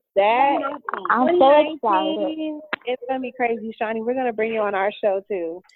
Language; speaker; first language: English; native; English